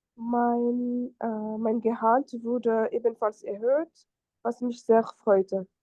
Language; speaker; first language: German; non-native, fluent; French